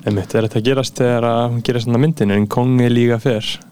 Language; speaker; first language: Icelandic; native; Icelandic